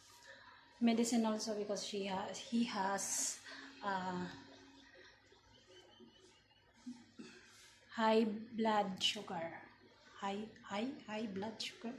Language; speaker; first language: English; non-native, learner; Filipino